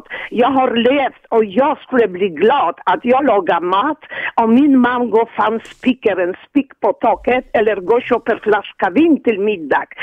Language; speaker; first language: Swedish; non-native, fluent; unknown